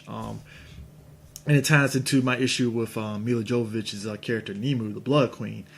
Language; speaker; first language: English; native; English